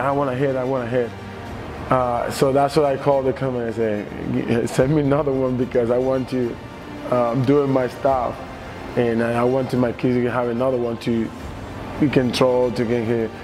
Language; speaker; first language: English; non-native, learner; Spanish